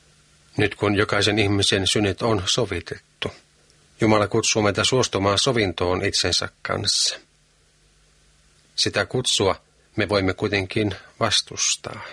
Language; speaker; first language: Finnish; native; Finnish